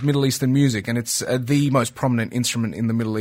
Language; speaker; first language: English; native; English